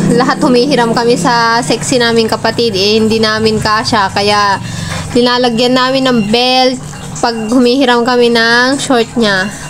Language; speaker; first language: Filipino; non-native, local second language; Iloko